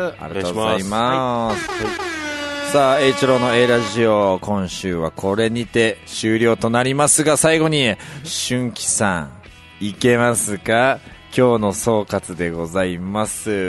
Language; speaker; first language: Japanese; native; Japanese